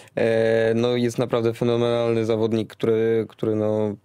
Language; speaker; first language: Polish; native; Polish